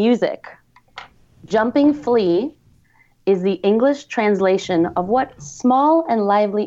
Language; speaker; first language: English; native; English